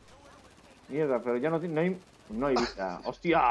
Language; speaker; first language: Spanish; native; Spanish